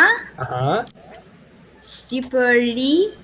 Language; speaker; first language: Albanian; non-native, learner; Turkish